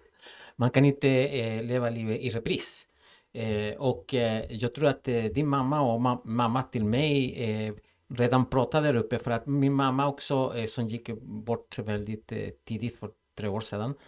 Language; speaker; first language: Swedish; non-native, fluent; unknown